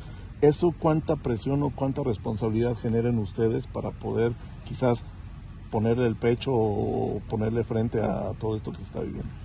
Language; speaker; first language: Spanish; native; Spanish